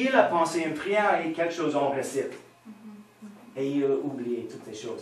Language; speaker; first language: French; non-native, fluent; English